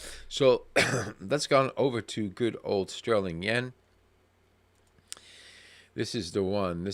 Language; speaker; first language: English; native; English